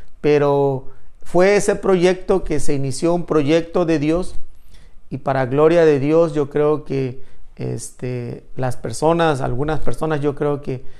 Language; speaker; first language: Spanish; native; Spanish